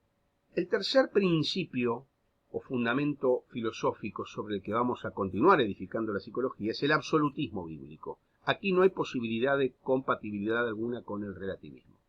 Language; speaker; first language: Spanish; native; Spanish